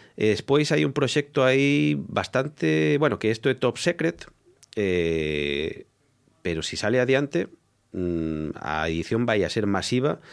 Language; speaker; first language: Galician; non-native, local second language; Spanish